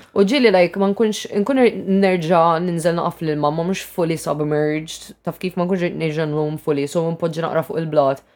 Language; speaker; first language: Maltese; native; Maltese